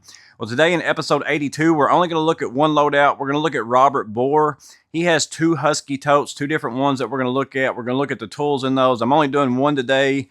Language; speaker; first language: English; native; English